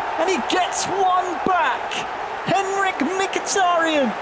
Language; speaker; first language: English; native; English